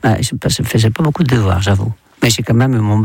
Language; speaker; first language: French; non-native, fluent; Dutch